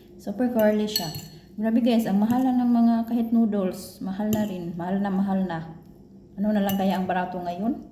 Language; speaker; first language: Filipino; non-native, local second language; Cebuano